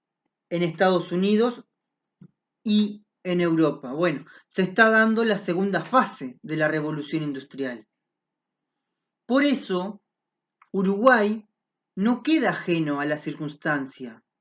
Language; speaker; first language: Spanish; native; Spanish